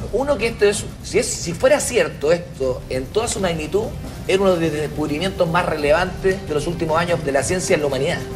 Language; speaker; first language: Spanish; native; Spanish